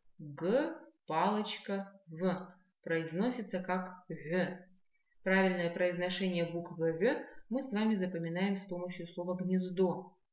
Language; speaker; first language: Russian; non-native, local second language; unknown